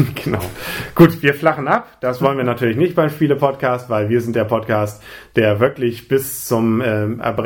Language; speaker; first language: German; native; German